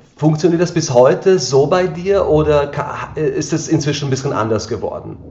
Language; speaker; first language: German; non-native, fluent; Slovak